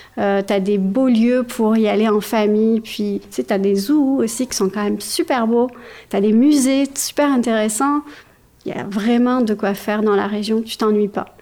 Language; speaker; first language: French; native; French